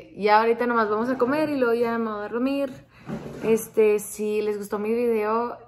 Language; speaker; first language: Spanish; early bilingual, heritage; Spanish